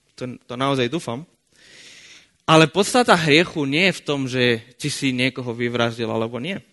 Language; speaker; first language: Slovak; non-native, fluent; Spanish